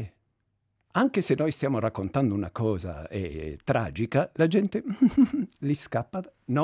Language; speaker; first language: Italian; non-native, fluent; Spanish